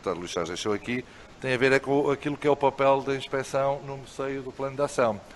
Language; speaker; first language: Portuguese; native; Portuguese